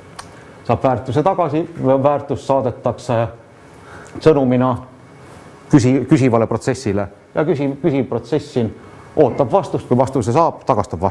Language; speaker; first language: Estonian; native; Estonian